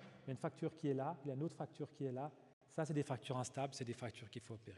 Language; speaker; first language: French; native; French